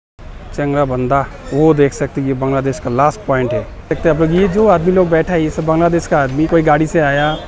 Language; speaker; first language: Hindi; non-native, local second language; Bangla